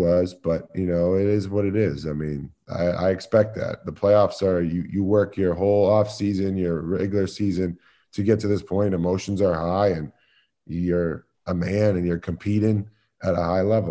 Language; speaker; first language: English; native; English